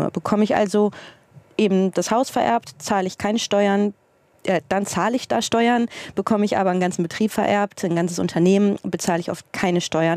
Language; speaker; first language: German; native; German